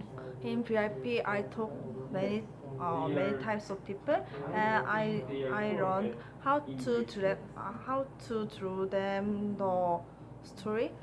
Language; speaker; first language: English; non-native, learner; Korean